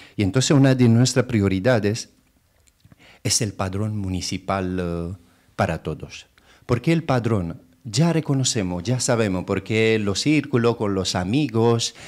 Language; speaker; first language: Spanish; non-native, fluent; Romanian